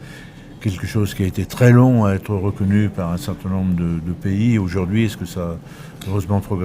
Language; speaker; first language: French; native; French